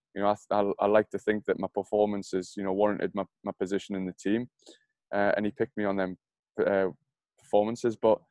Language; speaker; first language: English; native; English